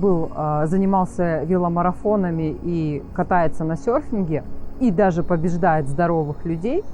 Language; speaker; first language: Russian; native; Russian